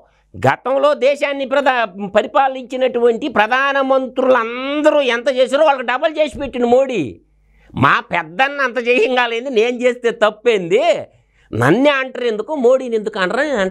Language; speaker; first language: Telugu; native; Telugu